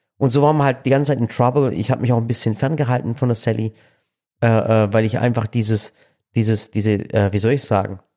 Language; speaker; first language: German; early bilingual, other home language; Turkish